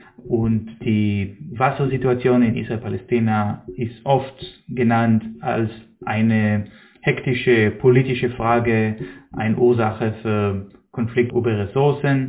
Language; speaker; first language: German; non-native, fluent; Hebrew